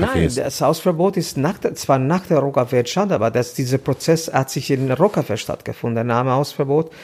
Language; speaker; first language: German; non-native, fluent; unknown